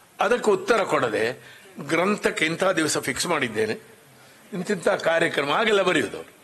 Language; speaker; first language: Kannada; non-native, local second language; Marathi